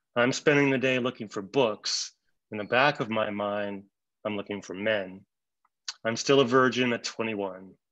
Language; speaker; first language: English; native; English